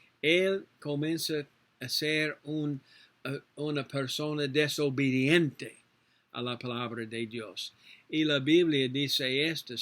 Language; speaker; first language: Spanish; non-native, learner; English